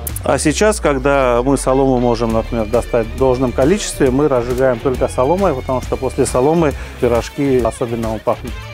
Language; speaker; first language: Russian; native; Russian